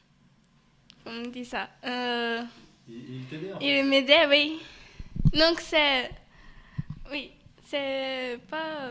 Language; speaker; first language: French; non-native, learner; Japanese